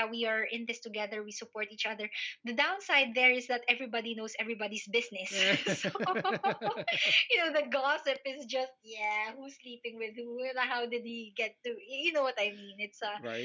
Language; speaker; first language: English; non-native, local second language; Filipino